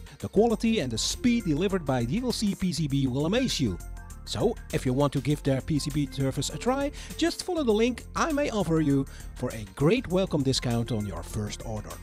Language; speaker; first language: English; non-native, fluent; Dutch